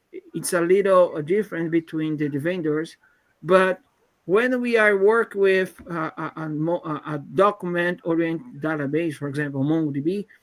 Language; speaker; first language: English; non-native, fluent; Portuguese